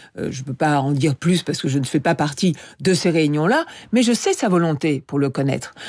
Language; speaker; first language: French; native; French